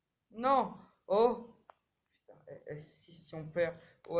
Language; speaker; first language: French; native; French